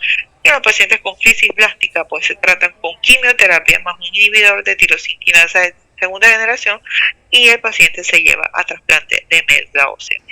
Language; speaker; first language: Spanish; native; Spanish